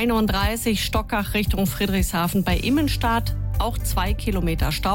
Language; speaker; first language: German; native; German